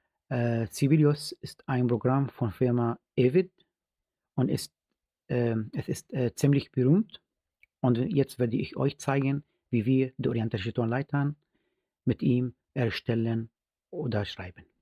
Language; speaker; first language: German; non-native, fluent; Arabic